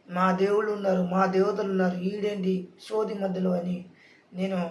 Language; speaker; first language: Telugu; non-native, local second language; Lambadi